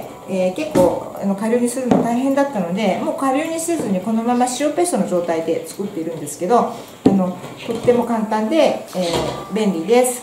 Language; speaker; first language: Japanese; native; Japanese